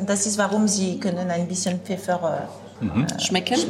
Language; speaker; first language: German; non-native, learner; French